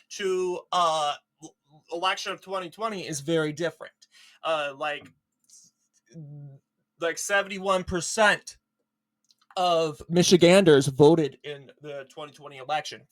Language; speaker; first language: English; native; English